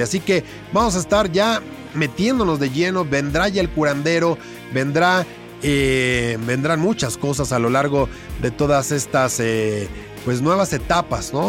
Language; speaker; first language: Spanish; native; Spanish